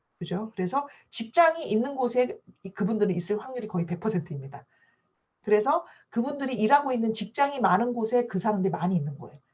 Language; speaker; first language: Korean; native; Korean